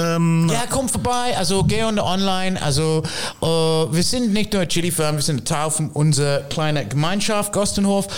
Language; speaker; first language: German; non-native, fluent; English